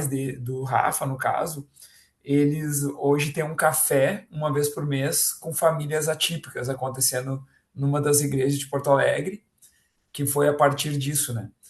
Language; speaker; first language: Portuguese; native; Portuguese